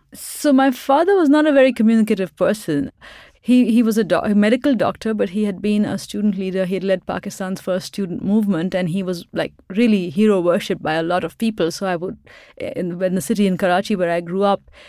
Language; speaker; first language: English; non-native, local second language; Urdu